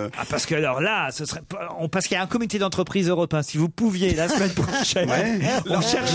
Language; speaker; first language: French; native; French